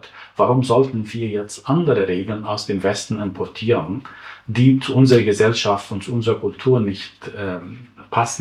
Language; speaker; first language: German; non-native, fluent; Arabic